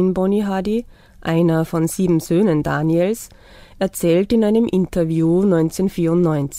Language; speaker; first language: German; native; German